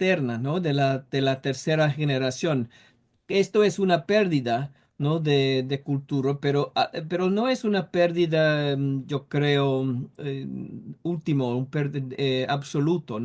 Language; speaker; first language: Spanish; non-native, fluent; English